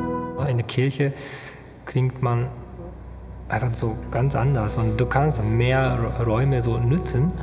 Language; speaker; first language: German; non-native, fluent; Japanese